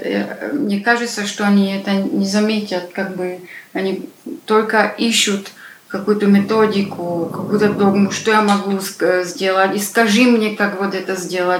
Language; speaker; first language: Russian; non-native, learner; Slovak